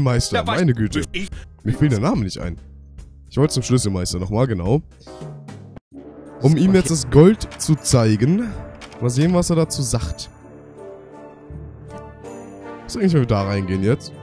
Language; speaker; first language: German; native; German